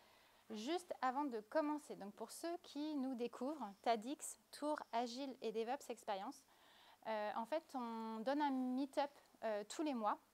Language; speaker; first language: French; native; French